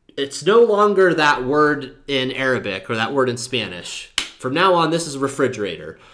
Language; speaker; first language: English; native; English